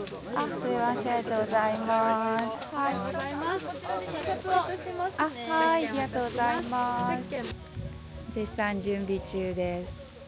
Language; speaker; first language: Japanese; native; Japanese